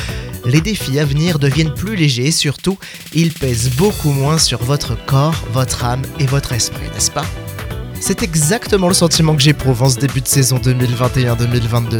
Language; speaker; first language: French; native; French